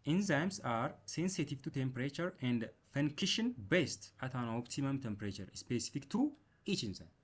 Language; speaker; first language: English; non-native, local second language; Amharic